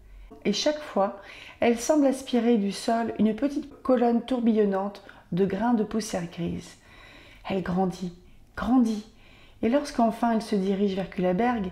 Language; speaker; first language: French; native; French